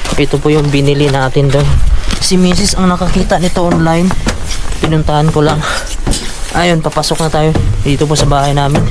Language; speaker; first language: Filipino; native; Filipino